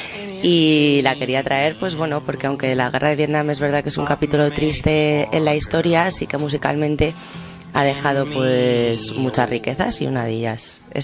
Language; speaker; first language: Spanish; native; Spanish